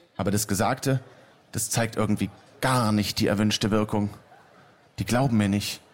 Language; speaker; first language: German; native; German